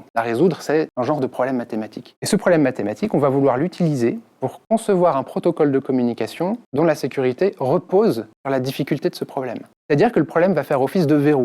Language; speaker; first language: French; native; French